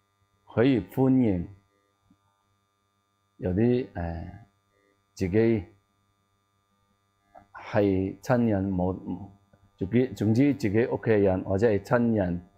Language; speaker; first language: Cantonese; non-native, learner; Tibetan